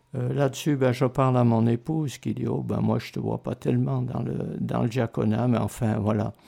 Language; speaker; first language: French; native; French